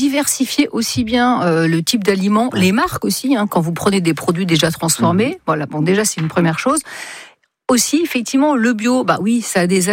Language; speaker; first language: French; native; French